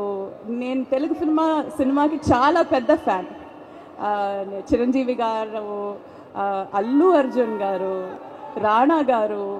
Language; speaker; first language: Telugu; non-native, fluent; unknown